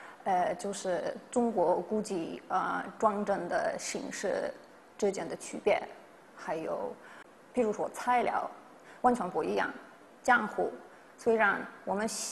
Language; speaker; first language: Chinese; non-native, fluent; Polish